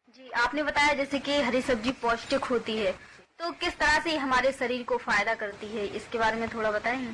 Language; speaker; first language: Hindi; native; Hindi